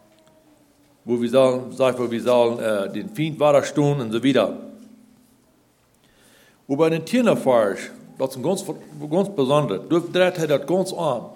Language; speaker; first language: German; non-native, learner; Plautdietsch